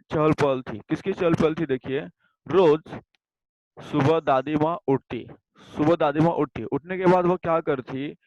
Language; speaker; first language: Hindi; non-native, local second language; Marathi